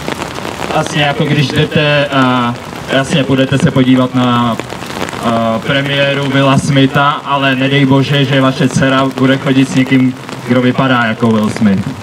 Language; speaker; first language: Czech; early bilingual, other home language; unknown